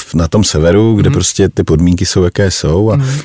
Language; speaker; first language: Czech; native; Czech